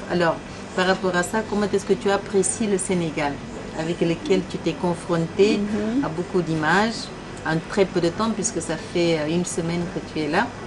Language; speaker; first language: French; early bilingual, other home language; Kabuverdianu